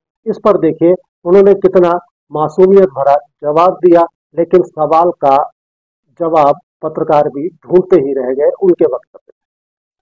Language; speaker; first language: Hindi; native; Hindi